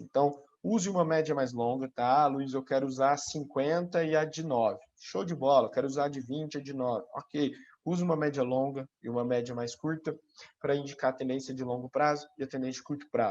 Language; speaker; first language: Portuguese; native; Portuguese